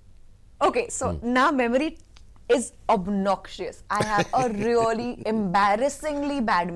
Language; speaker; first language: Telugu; non-native, fluent; Hindi